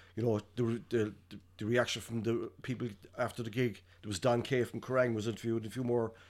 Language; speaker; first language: English; native; English